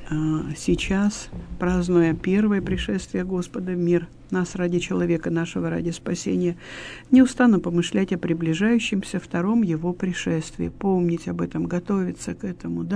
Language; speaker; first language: Russian; native; Russian